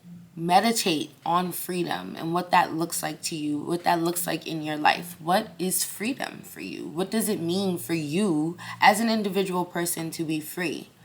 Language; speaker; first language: English; native; English